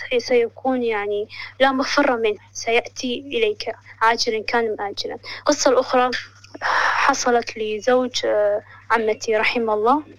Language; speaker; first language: Arabic; non-native, local second language; Somali